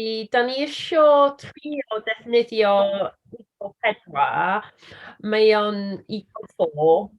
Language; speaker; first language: Welsh; non-native, learner; English